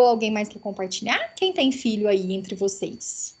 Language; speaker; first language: Portuguese; native; Portuguese